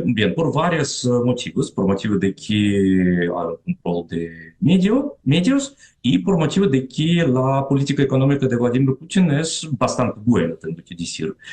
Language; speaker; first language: Spanish; non-native, fluent; Russian